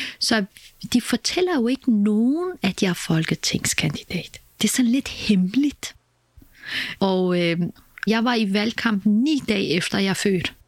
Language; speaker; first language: Danish; early bilingual, other home language; Kurdish